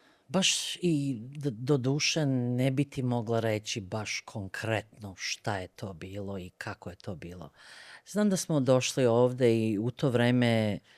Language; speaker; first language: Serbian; early bilingual, other home language; Bosnian